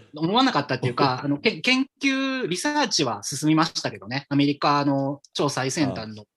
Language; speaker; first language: Japanese; native; Japanese